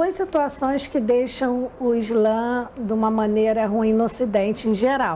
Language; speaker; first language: Portuguese; native; Portuguese